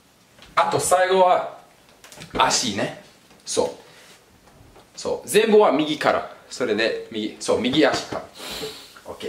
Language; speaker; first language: Japanese; non-native, fluent; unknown